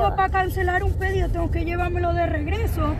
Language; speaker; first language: Spanish; native; Spanish